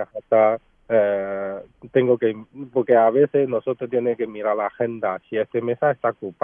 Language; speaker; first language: Spanish; non-native, learner; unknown